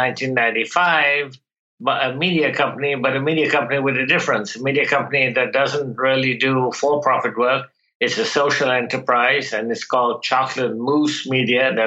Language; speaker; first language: English; non-native, local second language; Bangla